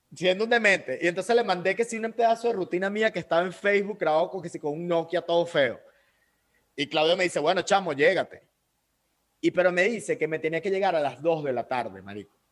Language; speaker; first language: Spanish; native; Spanish